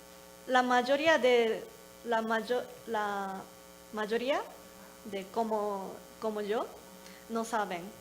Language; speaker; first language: Spanish; non-native, learner; Japanese